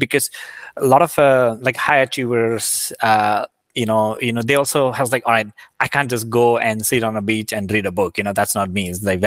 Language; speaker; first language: English; non-native, local second language; Gujarati